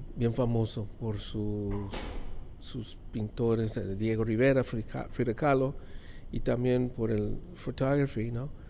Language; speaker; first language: Spanish; non-native, fluent; English